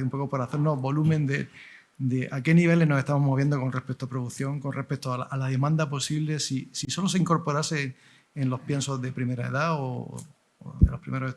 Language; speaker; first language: Spanish; native; Spanish